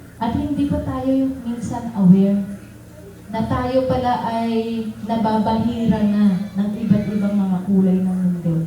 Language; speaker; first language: Filipino; native; Filipino